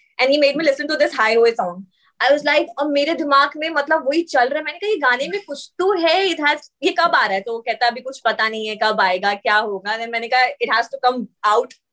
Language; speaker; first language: Hindi; native; Hindi